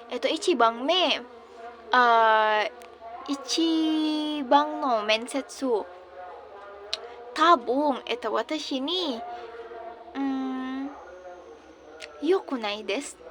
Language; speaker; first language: Japanese; non-native, learner; Indonesian